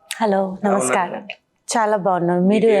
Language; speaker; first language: Telugu; non-native, learner; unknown